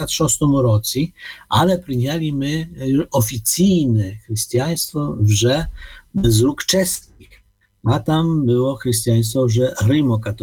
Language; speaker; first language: Polish; non-native, learner; Ukrainian